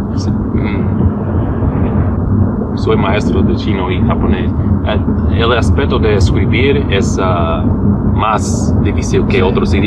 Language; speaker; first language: Spanish; non-native, learner; English